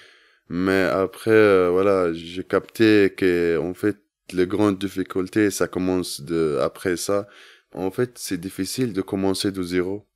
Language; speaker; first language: French; non-native, learner; Arabic